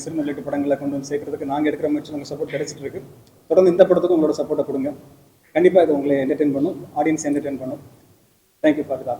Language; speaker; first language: Tamil; native; Tamil